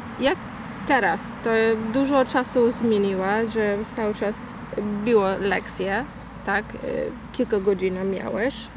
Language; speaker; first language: Polish; non-native, learner; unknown